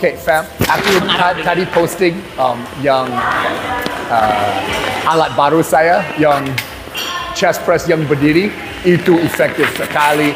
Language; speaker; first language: Indonesian; non-native, learner; English